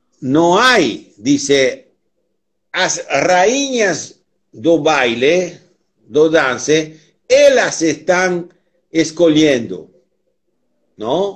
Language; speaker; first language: Portuguese; non-native, learner; Spanish